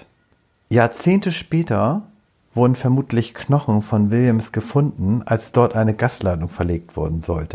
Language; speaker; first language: German; native; German